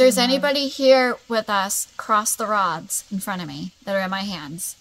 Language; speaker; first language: English; native; English